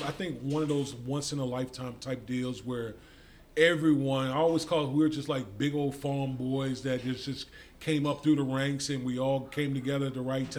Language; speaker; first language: English; native; English